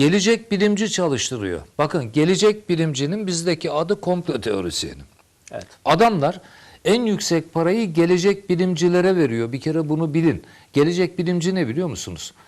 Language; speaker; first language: Turkish; native; Turkish